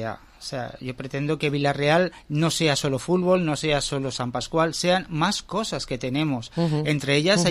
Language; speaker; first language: Spanish; native; Spanish